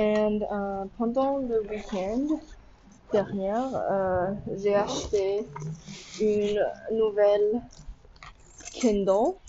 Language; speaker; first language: French; non-native, learner; English